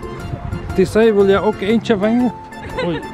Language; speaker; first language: Dutch; native; Dutch